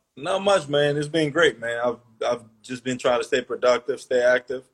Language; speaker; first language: English; early bilingual, other home language; Portuguese